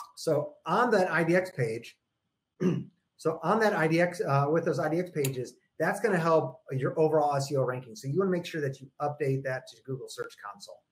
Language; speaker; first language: English; native; English